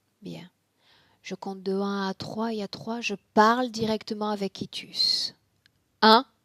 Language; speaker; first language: French; native; French